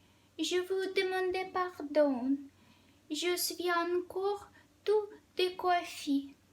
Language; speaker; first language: French; non-native, fluent; Russian